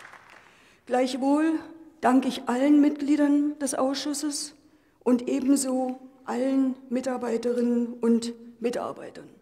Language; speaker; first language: German; native; German